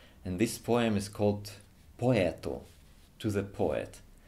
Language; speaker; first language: English; non-native, fluent; Ukrainian